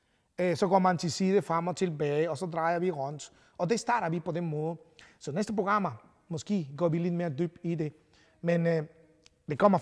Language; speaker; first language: Danish; non-native, fluent; Spanish